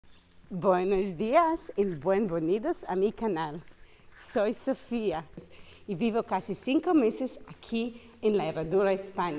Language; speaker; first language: Spanish; non-native, learner; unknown